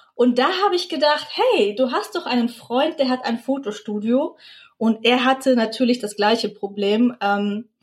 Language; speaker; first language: German; early bilingual, other home language; Russian